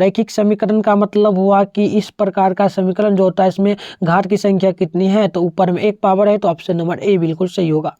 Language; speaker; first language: Hindi; native; Hindi